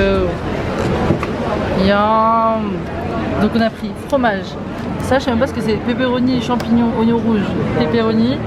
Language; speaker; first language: French; native; French